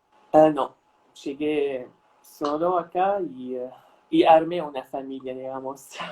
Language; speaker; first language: Spanish; non-native, fluent; Arabic